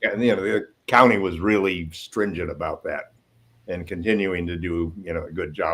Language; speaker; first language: English; native; English